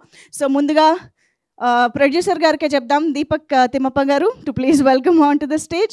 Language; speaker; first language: Telugu; native; Telugu